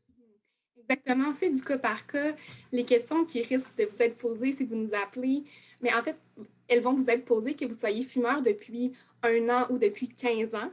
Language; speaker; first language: French; native; French